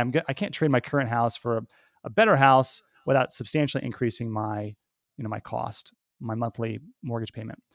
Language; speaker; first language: English; native; English